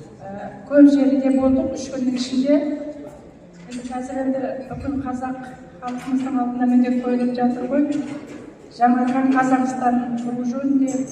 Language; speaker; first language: Kazakh; native; Kazakh